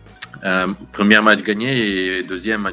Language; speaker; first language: French; non-native, learner; Russian